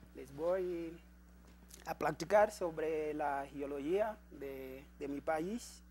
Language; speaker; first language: Spanish; non-native, fluent; Shona